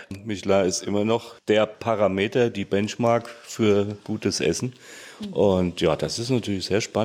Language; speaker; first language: German; native; German